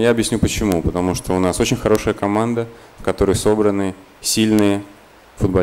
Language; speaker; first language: Russian; native; Russian